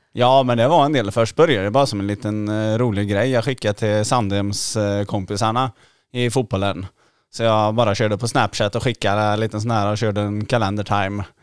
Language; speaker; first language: Swedish; native; Swedish